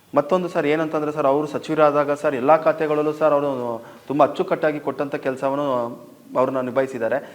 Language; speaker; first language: Kannada; native; Kannada